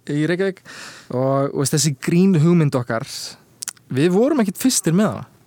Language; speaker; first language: Icelandic; early bilingual, heritage; Icelandic